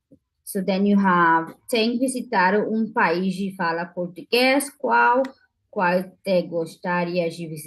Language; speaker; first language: Portuguese; non-native, fluent; English